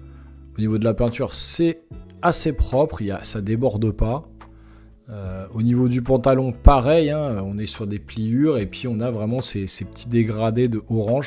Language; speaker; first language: French; native; French